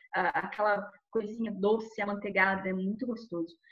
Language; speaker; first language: Portuguese; native; Portuguese